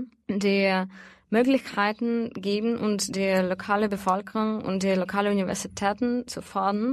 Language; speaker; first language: German; non-native, fluent; Russian